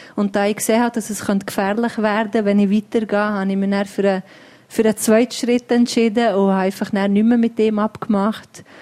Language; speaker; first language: German; early bilingual, other home language; Albanian